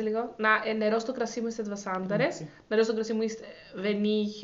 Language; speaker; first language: Greek; native; Greek